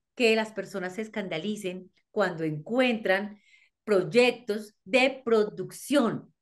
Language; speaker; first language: Spanish; native; Spanish